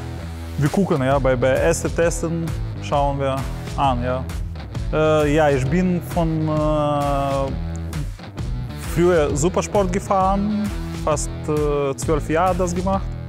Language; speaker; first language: German; non-native, learner; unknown